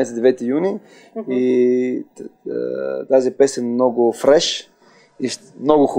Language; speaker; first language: Bulgarian; non-native, learner; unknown